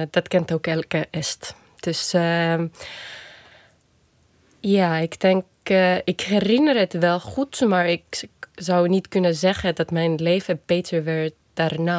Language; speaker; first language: Dutch; non-native, fluent; Estonian